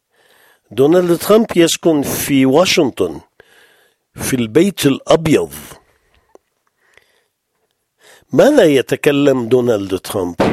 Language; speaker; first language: Arabic; non-native, fluent; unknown